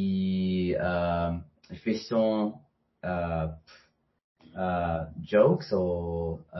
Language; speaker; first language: French; non-native, fluent; Spanish